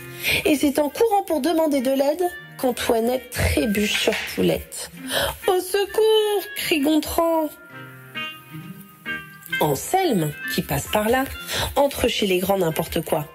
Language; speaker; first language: French; native; French